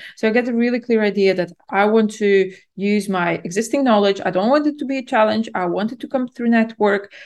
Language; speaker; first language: English; non-native, fluent; Latvian